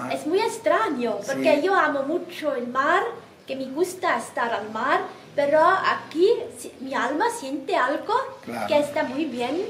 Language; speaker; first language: Spanish; non-native, learner; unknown